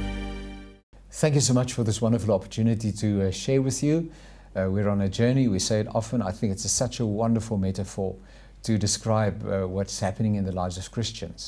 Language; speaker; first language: English; non-native, local second language; Afrikaans